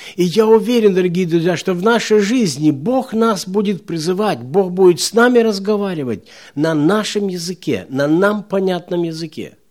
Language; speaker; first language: Russian; non-native, local second language; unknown